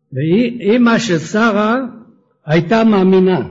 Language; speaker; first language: Hebrew; non-native, fluent; French